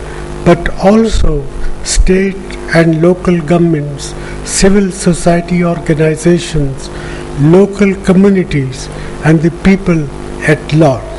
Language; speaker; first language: English; non-native, local second language; Punjabi